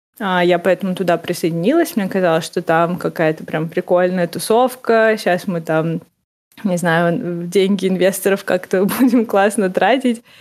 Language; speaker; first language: Russian; native; Russian